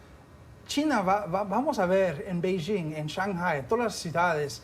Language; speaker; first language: Spanish; non-native, fluent; English